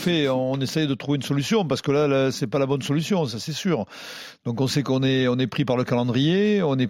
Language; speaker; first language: French; native; French